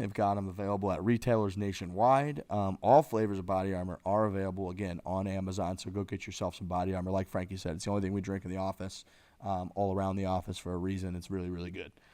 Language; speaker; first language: English; native; English